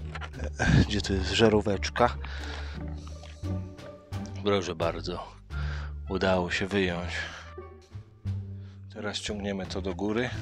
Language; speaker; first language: Polish; native; Polish